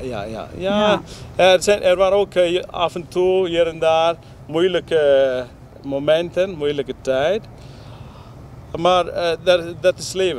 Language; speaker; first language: Dutch; non-native, learner; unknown